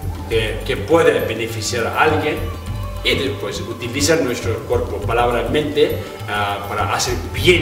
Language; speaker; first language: Spanish; non-native, fluent; Tibetan